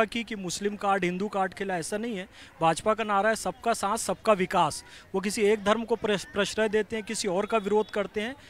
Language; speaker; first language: Hindi; native; Hindi